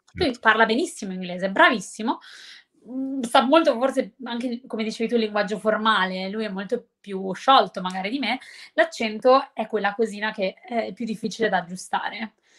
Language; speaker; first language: Italian; native; Italian